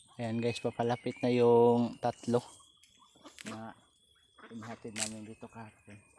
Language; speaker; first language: Filipino; non-native, local second language; Cebuano